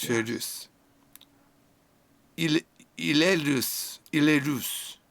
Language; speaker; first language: French; non-native, learner; English